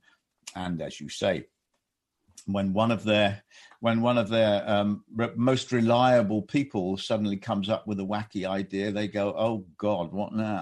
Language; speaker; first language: English; native; English